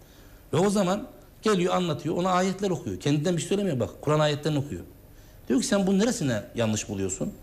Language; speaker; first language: Turkish; native; Turkish